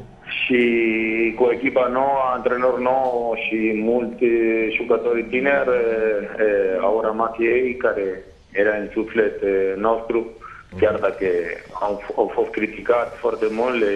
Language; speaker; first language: Romanian; non-native, fluent; Spanish